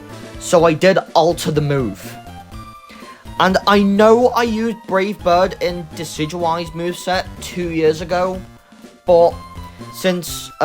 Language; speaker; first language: English; native; English